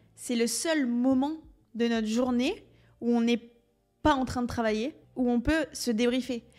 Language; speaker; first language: French; native; French